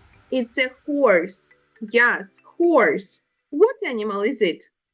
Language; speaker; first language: English; non-native, learner; Ukrainian